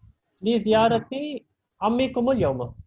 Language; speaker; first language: Arabic; non-native, fluent; Hindi